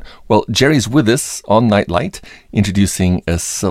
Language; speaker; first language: English; native; English